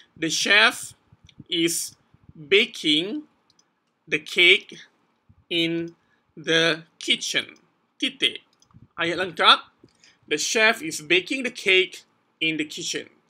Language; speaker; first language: English; non-native, local second language; Malay